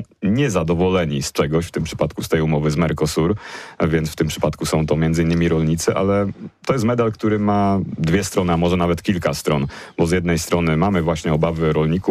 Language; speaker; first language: Polish; native; Polish